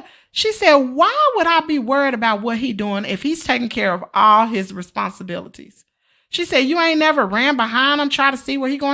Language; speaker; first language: English; native; English